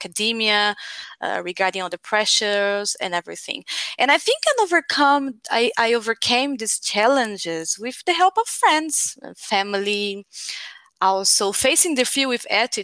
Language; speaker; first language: English; non-native, fluent; Portuguese